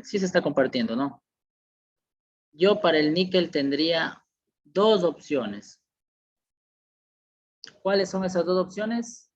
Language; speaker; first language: Spanish; native; Spanish